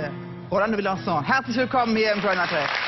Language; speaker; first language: German; native; German